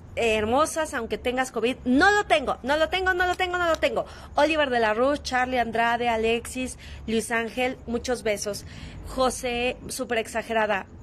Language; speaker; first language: Spanish; native; Spanish